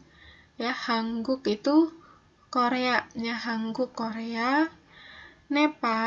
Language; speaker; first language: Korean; non-native, learner; Indonesian